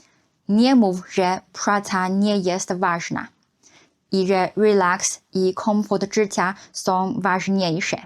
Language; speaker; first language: Polish; non-native, fluent; Chinese